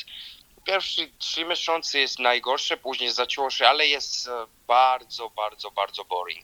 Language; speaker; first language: Polish; non-native, learner; Georgian